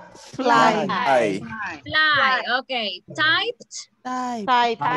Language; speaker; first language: English; non-native, fluent; Spanish